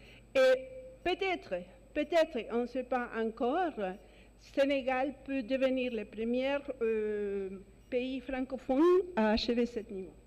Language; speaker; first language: French; non-native, fluent; Spanish